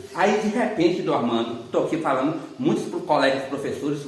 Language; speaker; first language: Portuguese; native; Portuguese